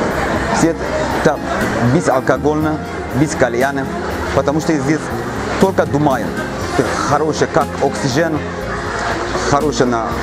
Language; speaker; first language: Russian; non-native, learner; Turkish